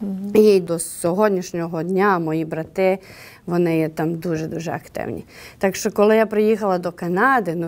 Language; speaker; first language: Ukrainian; early bilingual, heritage; Ukrainian